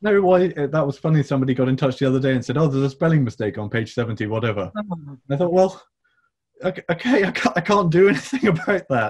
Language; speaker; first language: English; native; English